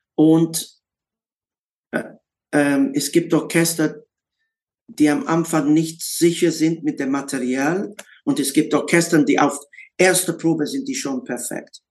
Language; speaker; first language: German; non-native, learner; English